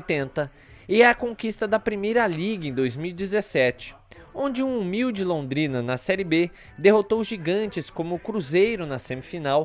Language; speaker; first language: Portuguese; native; Portuguese